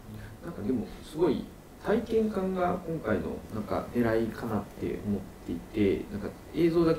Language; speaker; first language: Japanese; native; Japanese